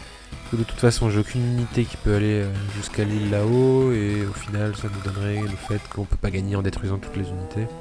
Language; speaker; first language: French; native; French